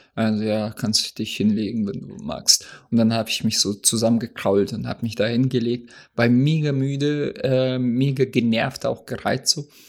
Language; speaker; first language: German; non-native, fluent; Russian